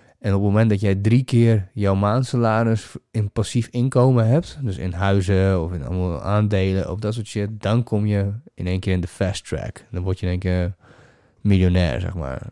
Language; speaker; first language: Dutch; native; Dutch